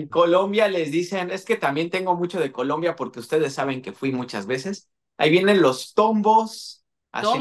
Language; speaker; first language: Spanish; native; Spanish